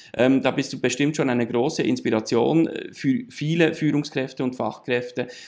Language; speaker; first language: German; native; German